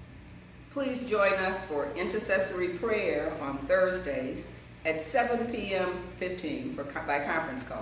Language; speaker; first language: English; native; English